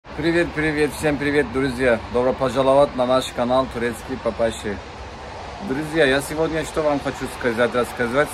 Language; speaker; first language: Russian; non-native, learner; Turkish